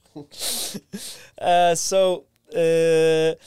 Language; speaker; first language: English; non-native, fluent; Lithuanian